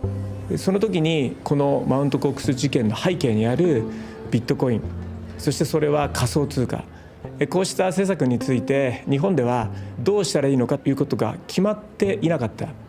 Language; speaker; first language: Japanese; native; Japanese